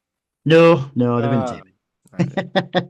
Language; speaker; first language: English; native; English